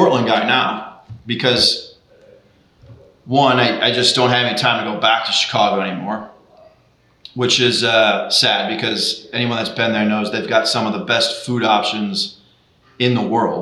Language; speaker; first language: English; native; English